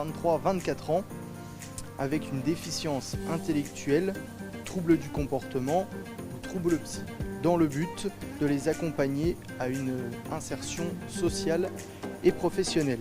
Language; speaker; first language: French; native; French